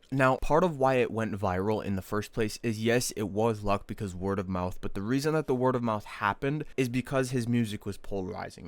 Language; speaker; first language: English; native; English